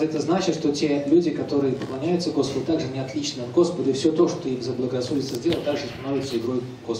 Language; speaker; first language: Russian; native; Russian